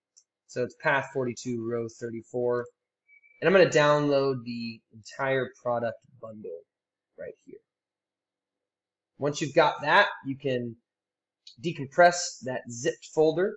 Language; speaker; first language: English; native; English